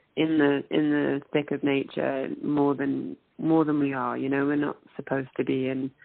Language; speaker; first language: English; native; English